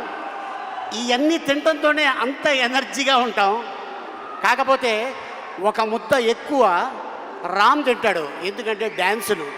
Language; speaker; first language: Telugu; native; Telugu